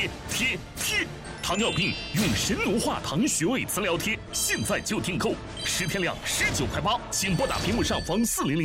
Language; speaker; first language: Chinese; native; Chinese